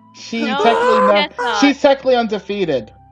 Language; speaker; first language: English; native; English